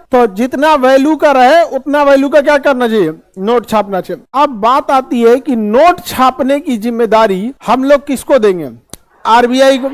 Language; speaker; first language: Hindi; native; Hindi